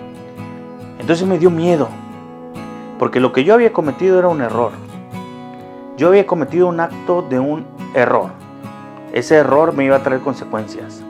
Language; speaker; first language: Spanish; native; Spanish